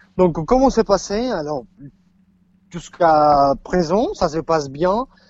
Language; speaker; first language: French; non-native, fluent; Spanish